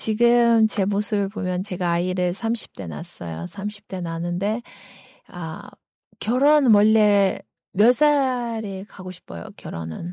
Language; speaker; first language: Korean; non-native, fluent; Kyrgyz